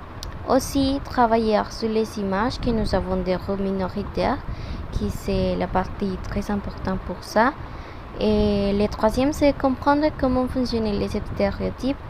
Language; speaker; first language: French; non-native, learner; Spanish